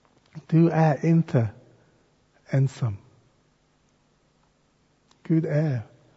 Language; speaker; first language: Swedish; non-native, fluent; English